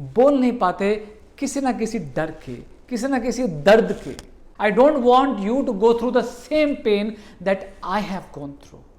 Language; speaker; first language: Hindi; native; Hindi